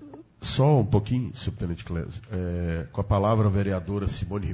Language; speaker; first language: Portuguese; native; Portuguese